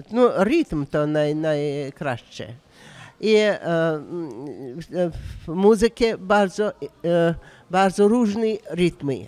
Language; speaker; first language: Polish; non-native, learner; Russian